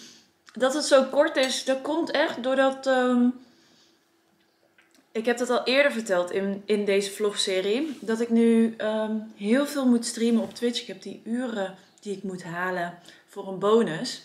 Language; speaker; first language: Dutch; native; Dutch